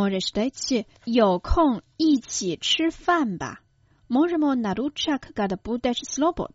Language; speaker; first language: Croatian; non-native, fluent; Chinese